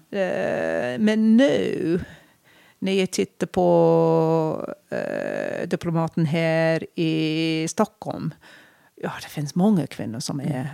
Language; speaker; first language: Swedish; non-native, fluent; English